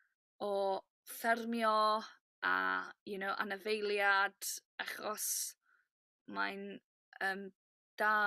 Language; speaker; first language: Welsh; non-native, learner; English